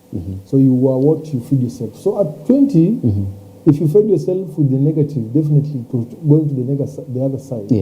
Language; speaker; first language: English; non-native, local second language; Swahili